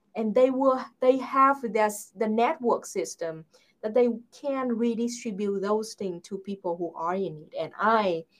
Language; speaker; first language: English; non-native, fluent; Vietnamese